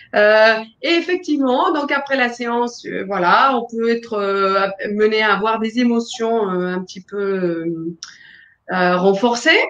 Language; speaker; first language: French; non-native, fluent; Spanish